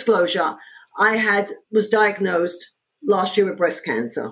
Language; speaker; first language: English; native; English